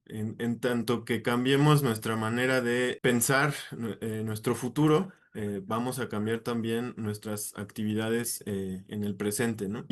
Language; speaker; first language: Spanish; native; Spanish